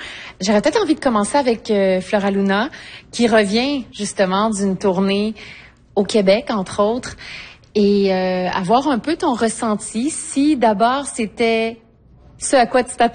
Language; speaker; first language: French; native; French